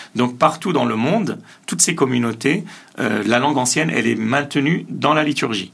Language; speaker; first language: French; early bilingual, other home language; Assyrian Neo-Aramaic